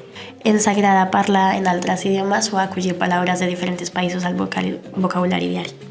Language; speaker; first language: Catalan; non-native, learner; Spanish